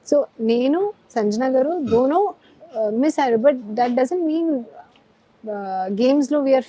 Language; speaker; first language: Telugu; non-native, learner; Hindi